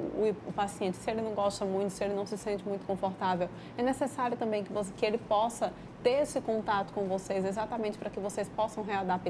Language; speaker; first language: Portuguese; native; Portuguese